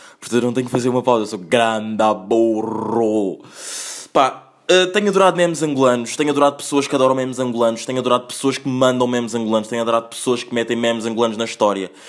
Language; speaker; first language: Portuguese; native; Portuguese